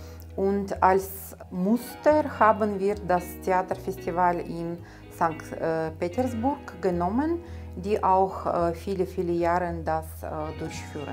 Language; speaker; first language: German; non-native, fluent; Russian